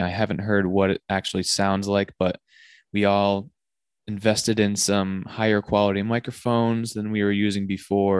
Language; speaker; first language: English; native; English